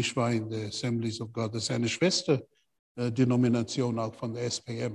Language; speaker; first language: German; non-native, fluent; English